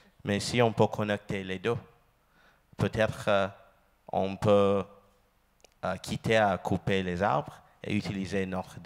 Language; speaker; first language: French; non-native, learner; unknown